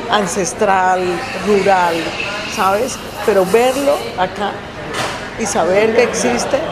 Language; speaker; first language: Spanish; native; Spanish